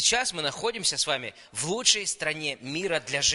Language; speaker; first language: Russian; native; Russian